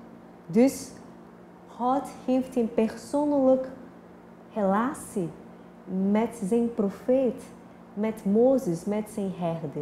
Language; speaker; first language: Dutch; non-native, fluent; Portuguese